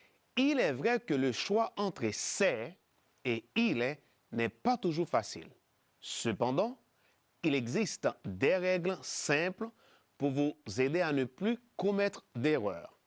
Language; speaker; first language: French; non-native, fluent; Spanish